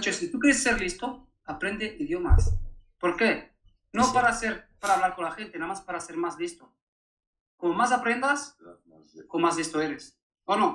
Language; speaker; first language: Spanish; early bilingual, other home language; Arabic